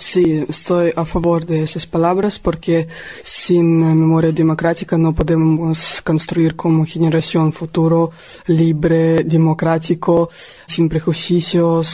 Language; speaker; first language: Spanish; non-native, learner; Russian